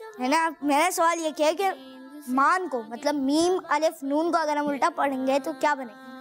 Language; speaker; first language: Urdu; native; Urdu